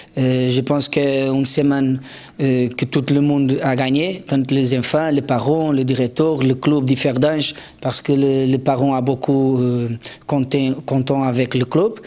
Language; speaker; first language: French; non-native, learner; Portuguese